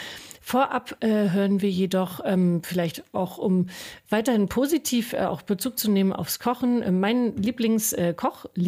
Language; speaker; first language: German; native; German